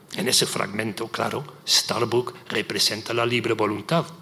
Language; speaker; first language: Spanish; non-native, fluent; Dutch